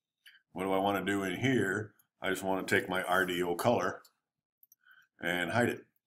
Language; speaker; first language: English; native; English